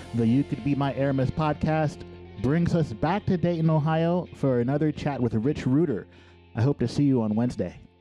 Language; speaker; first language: English; native; English